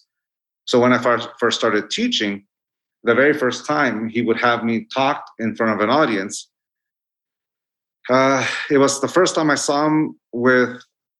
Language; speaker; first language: English; non-native, fluent; Spanish